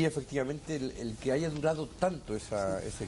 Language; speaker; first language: Spanish; native; Spanish